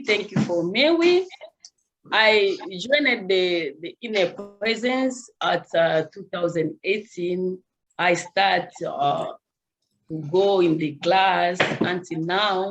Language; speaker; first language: English; non-native, learner; Kongo